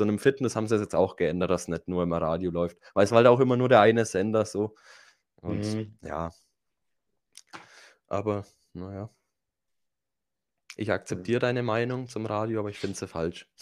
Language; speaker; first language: German; native; German